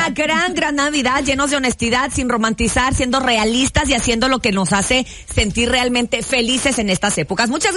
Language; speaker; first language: Spanish; native; Spanish